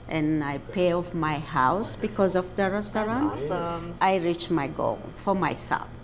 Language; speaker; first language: English; non-native, fluent; Amharic